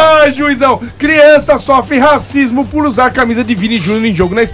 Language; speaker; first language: Portuguese; native; Portuguese